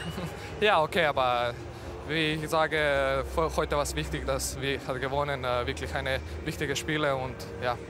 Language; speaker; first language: German; non-native, learner; Slovenian